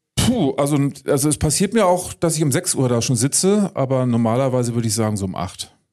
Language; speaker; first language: German; native; German